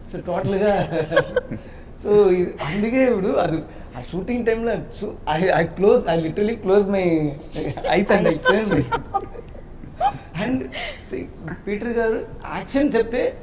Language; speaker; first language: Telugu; non-native, learner; Tamil